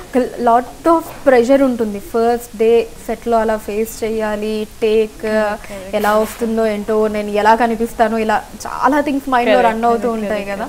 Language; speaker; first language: Telugu; native; Telugu